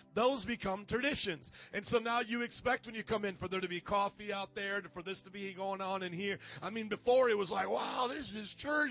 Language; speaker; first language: English; native; English